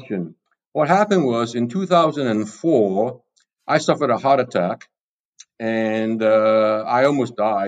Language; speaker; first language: English; non-native, local second language; Cantonese